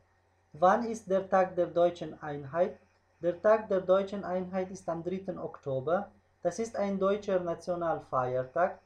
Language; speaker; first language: German; non-native, fluent; Uzbek